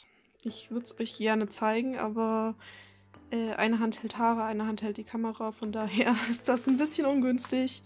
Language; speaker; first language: German; native; German